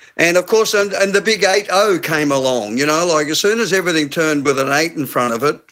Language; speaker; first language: English; native; English